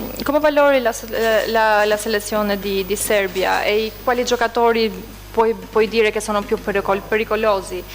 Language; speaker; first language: Italian; non-native, fluent; Albanian